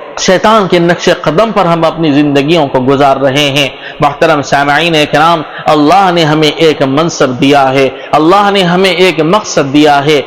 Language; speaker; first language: Urdu; native; Urdu